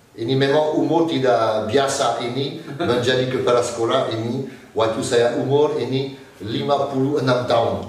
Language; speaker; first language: Indonesian; non-native, fluent; French